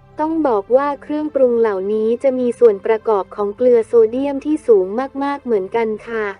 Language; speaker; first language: Thai; native; Thai